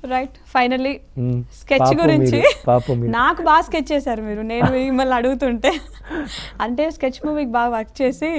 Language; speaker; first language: Telugu; native; Telugu